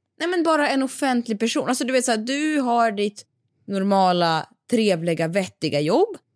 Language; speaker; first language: Swedish; early bilingual, other home language; Russian